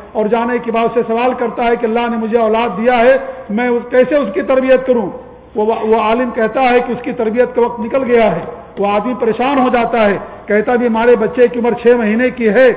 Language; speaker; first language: Urdu; native; Urdu